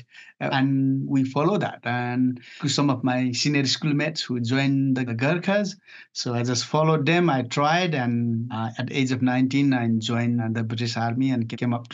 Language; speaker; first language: English; non-native, fluent; Nepali